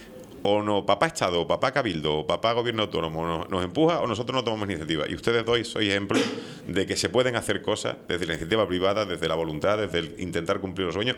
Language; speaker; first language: Spanish; native; Spanish